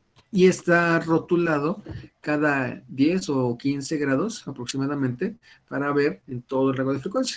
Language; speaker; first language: Spanish; native; Spanish